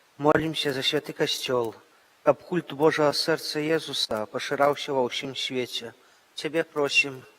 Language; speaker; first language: Belarusian; native; Belarusian